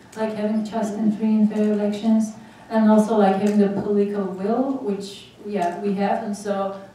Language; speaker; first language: English; non-native, fluent; Armenian